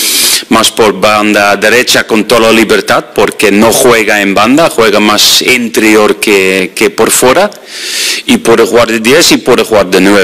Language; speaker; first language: Spanish; non-native, fluent; Dutch